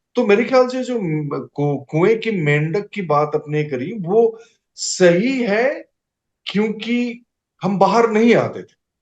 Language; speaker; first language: Hindi; non-native, local second language; Assamese